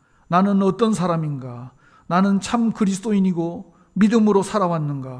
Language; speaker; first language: Korean; native; Korean